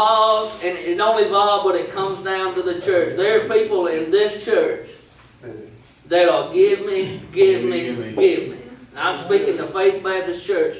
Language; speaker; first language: English; native; English